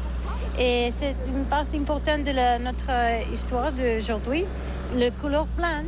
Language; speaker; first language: French; non-native, learner; Catalan